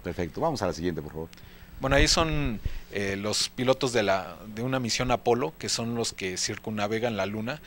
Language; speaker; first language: Spanish; native; Spanish